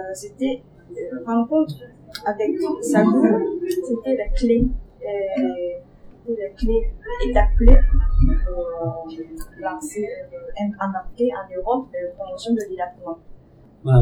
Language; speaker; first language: French; non-native, learner; Japanese